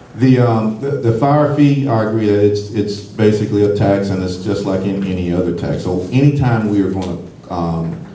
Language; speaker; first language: English; native; English